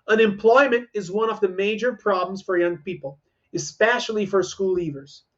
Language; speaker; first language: English; non-native, fluent; Portuguese